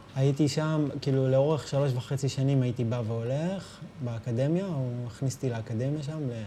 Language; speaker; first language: Hebrew; native; Hebrew